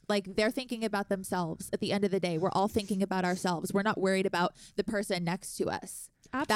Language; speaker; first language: English; native; English